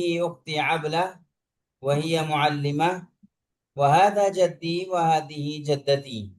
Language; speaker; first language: Arabic; non-native, fluent; Urdu